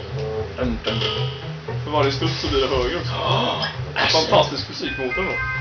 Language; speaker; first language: Swedish; native; Swedish